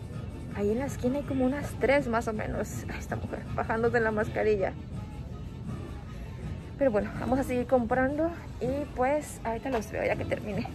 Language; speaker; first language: Spanish; native; Spanish